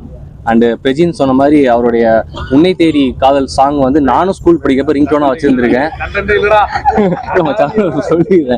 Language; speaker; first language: Tamil; native; Tamil